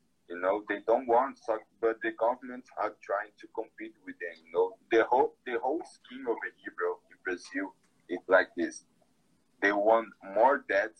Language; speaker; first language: English; non-native, fluent; Portuguese